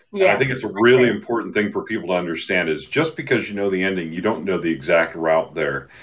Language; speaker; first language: English; native; English